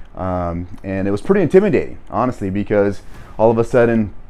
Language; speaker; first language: English; native; English